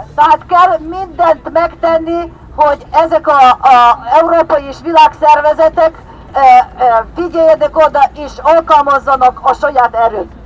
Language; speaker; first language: Hungarian; non-native, fluent; Ukrainian